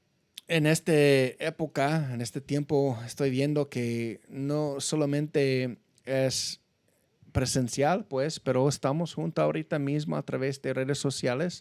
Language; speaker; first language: Spanish; non-native, fluent; English